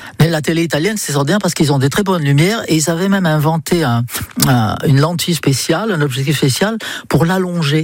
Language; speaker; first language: French; non-native, fluent; English